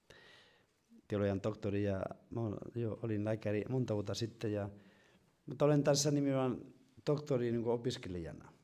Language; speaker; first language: Finnish; non-native, fluent; Spanish